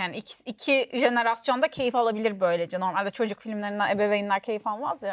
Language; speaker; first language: Turkish; native; Turkish